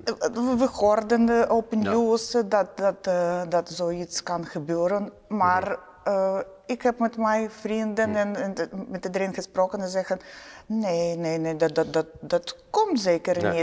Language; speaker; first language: Dutch; non-native, learner; Ukrainian